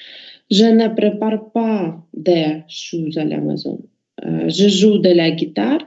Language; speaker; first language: French; non-native, learner; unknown